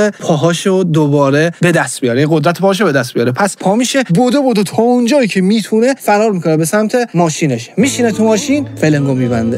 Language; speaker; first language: Persian; native; Persian